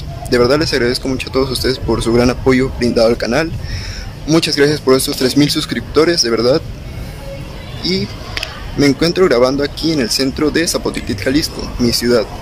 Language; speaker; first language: Spanish; native; Spanish